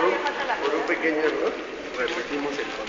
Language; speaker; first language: Spanish; native; Spanish